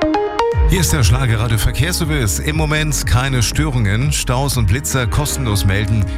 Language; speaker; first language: German; native; German